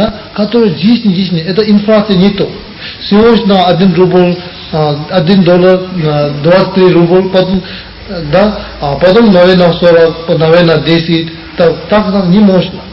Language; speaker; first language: Russian; non-native, learner; Tibetan